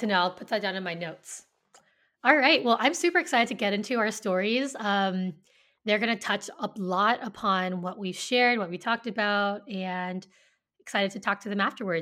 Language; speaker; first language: English; early bilingual, other home language; Vietnamese